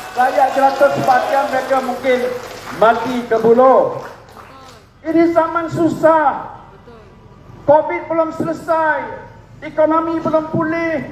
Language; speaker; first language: Malay; native; Malay